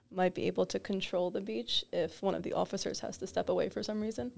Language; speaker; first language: English; native; English